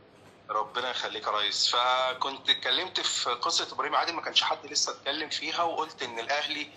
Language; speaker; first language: Arabic; native; Arabic